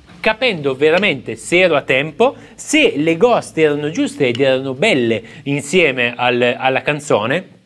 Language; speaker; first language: Italian; native; Italian